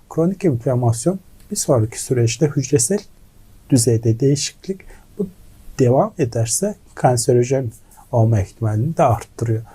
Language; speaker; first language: Turkish; non-native, fluent; Mongolian